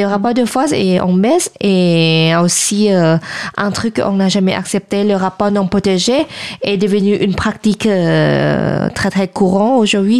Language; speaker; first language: French; non-native, fluent; Thai